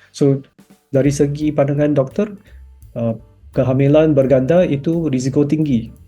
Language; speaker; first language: Malay; non-native, local second language; Chinese